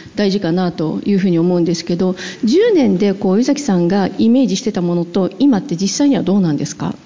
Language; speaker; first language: Japanese; native; Japanese